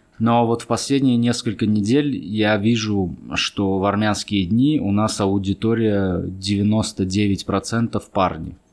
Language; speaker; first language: Russian; early bilingual, other home language; Armenian